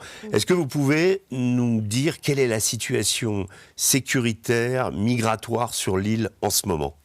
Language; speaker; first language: French; native; French